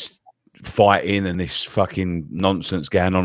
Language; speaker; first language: English; native; English